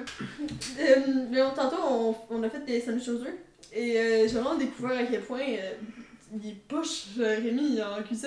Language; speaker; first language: French; native; French